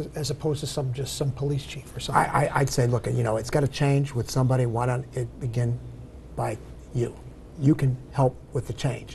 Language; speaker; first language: English; native; English